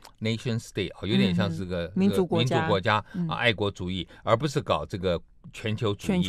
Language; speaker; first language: Chinese; native; Chinese